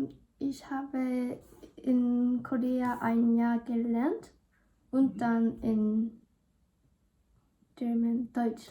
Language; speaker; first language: German; non-native, learner; Korean